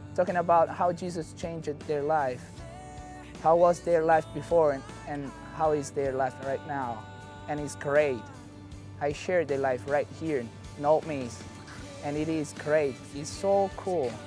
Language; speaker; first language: English; non-native, fluent; Italian